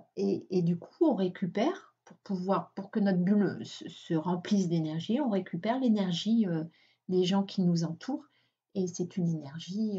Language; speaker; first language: French; native; French